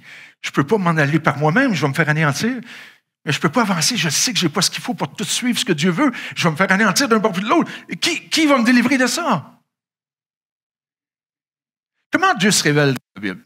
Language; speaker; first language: French; native; French